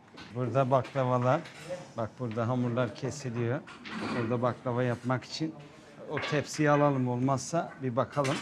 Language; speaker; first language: Turkish; native; Turkish